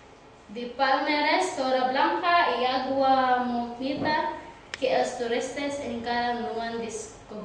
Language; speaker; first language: Catalan; non-native, learner; Cebuano